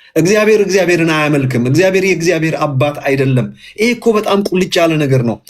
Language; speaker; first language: Amharic; native; Amharic